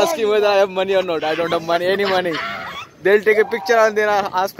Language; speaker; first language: English; non-native, local second language; Hindi